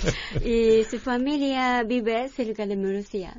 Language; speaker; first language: Spanish; non-native, learner; Japanese